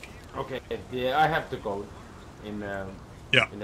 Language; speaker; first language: English; non-native, learner; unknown